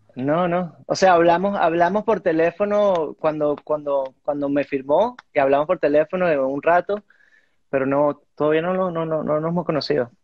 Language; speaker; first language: Spanish; native; Spanish